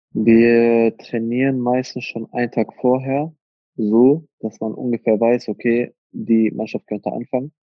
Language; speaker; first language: German; native; German